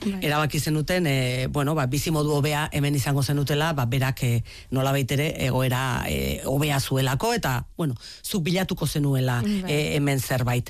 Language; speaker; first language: Basque; native; Basque